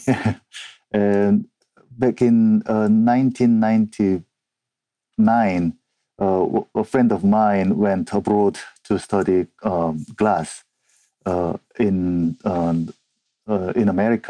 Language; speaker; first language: English; non-native, fluent; Korean